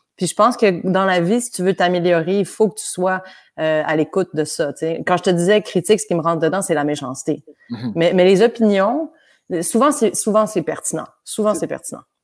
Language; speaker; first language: French; native; French